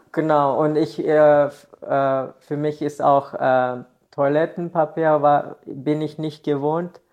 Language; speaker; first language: German; non-native, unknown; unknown